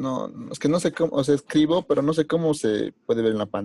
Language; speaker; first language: Spanish; native; Spanish